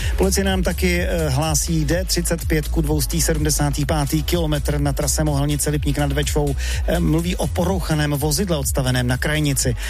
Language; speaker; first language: Czech; native; Czech